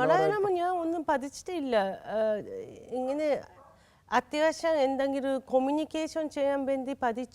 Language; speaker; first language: Malayalam; non-native, learner; Japanese